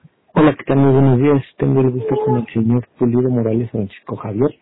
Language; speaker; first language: Spanish; native; Spanish